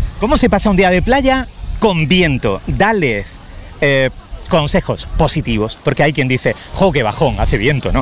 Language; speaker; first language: Spanish; native; Spanish